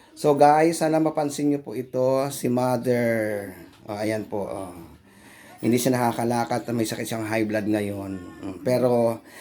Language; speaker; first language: Filipino; non-native, local second language; Bikol